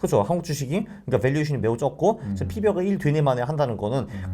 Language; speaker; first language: Korean; native; Korean